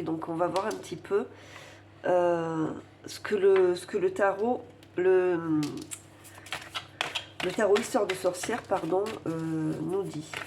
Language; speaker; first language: French; native; French